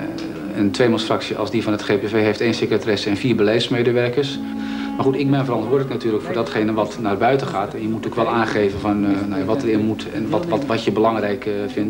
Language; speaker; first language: Dutch; native; Dutch